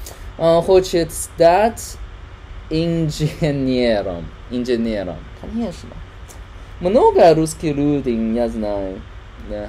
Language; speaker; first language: Russian; non-native, learner; Chinese